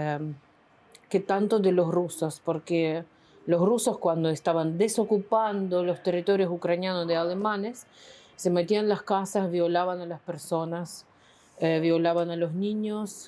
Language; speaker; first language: Spanish; non-native, fluent; Ukrainian